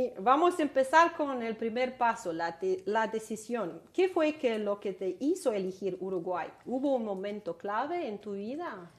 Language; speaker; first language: Spanish; non-native, learner; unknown